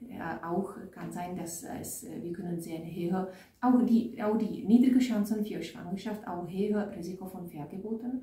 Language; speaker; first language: German; non-native, fluent; Czech